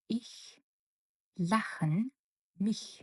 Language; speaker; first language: German; non-native, fluent; Mongolian